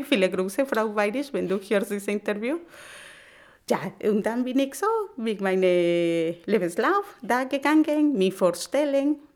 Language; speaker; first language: German; non-native, learner; Spanish